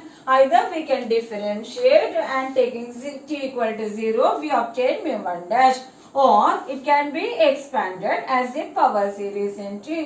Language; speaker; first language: English; non-native, local second language; Malayalam